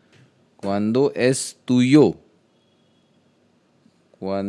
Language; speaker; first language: Spanish; non-native, learner; Hindi